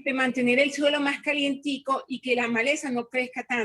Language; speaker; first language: Spanish; native; Spanish